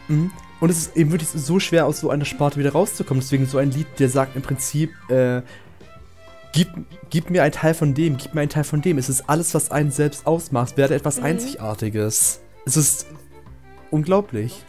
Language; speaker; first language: German; native; German